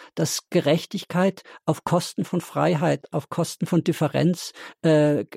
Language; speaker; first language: German; native; German